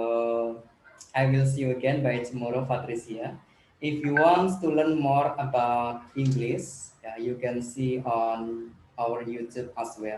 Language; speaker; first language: English; non-native, learner; Indonesian